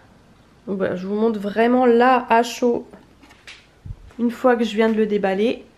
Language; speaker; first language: French; native; French